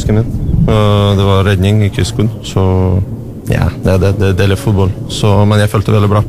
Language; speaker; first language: Norwegian; non-native, learner; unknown